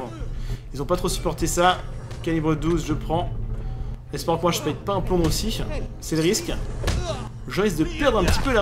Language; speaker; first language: French; native; French